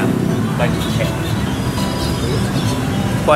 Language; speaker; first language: Vietnamese; non-native, learner; Japanese